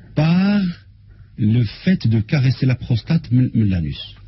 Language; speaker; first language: French; non-native, local second language; Arabic